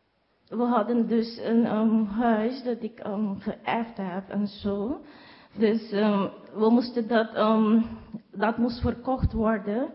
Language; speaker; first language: Dutch; non-native, learner; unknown